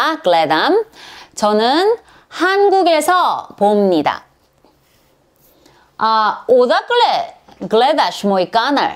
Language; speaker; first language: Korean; non-native, learner; Serbian